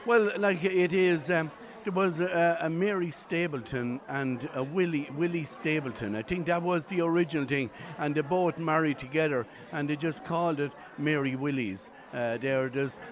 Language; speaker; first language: English; native; English